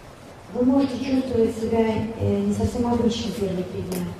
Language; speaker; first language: Russian; native; Russian